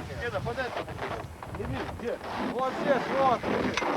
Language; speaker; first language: Russian; native; Russian